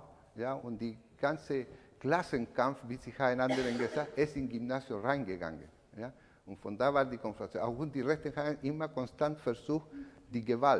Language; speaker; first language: German; non-native, learner; Spanish